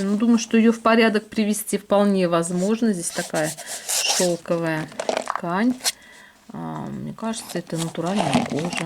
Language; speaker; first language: Russian; native; Russian